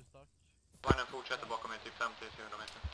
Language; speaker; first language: Swedish; native; Swedish